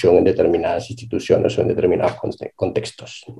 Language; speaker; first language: Spanish; native; Spanish